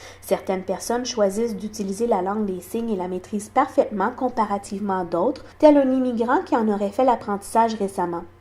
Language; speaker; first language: French; non-native, local second language; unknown